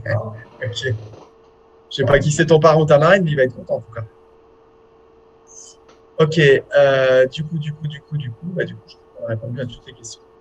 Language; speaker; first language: French; native; French